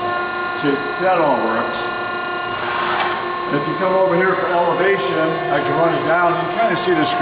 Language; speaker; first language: English; native; English